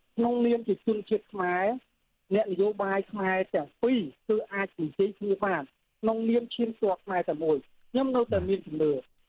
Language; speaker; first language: Khmer; native; Khmer